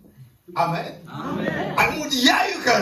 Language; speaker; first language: Dutch; non-native, fluent; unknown